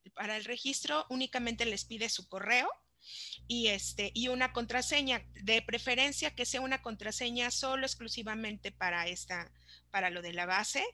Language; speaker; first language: Spanish; native; Spanish